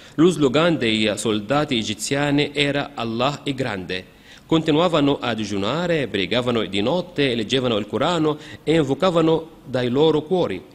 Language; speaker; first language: Italian; non-native, fluent; Arabic